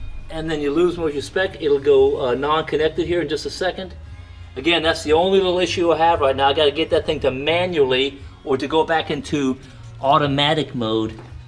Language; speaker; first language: English; native; English